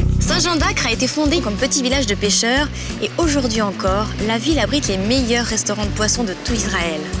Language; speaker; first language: French; native; French